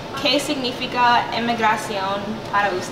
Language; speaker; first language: Spanish; non-native, learner; English